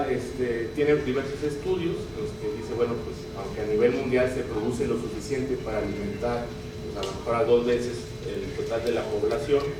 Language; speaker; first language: Spanish; native; Spanish